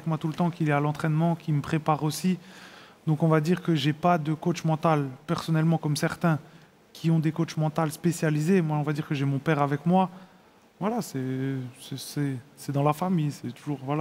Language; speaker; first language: French; native; French